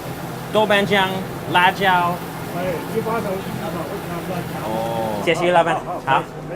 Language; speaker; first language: Chinese; non-native, learner; English